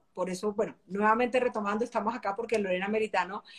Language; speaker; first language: Spanish; native; Spanish